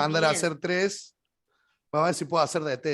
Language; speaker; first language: Spanish; native; Spanish